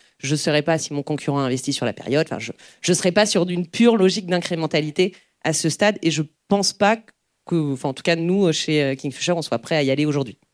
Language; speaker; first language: French; native; French